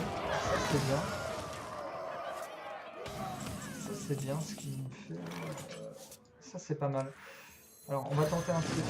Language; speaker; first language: French; native; French